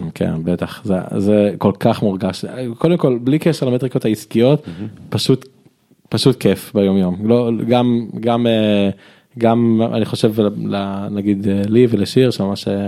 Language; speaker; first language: Hebrew; early bilingual, other home language; English